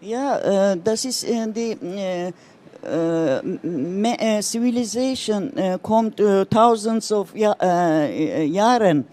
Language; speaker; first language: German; non-native, learner; Turkish